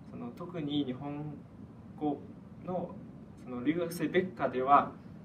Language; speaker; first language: Japanese; non-native, fluent; Chinese